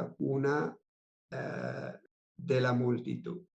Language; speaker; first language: Spanish; non-native, fluent; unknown